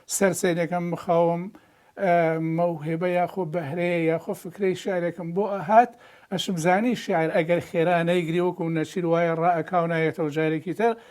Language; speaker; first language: Central Kurdish; non-native, local second language; Gurani